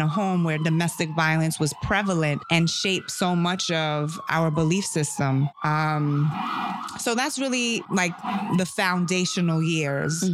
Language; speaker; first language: English; early bilingual, other home language; German